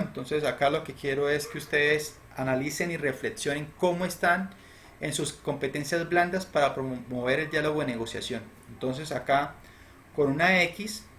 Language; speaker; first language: Spanish; native; Spanish